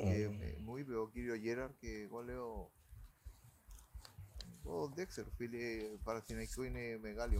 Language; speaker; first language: Greek; non-native, learner; Spanish